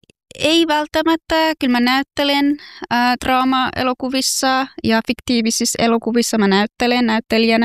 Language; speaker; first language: Finnish; early bilingual, other home language; Persian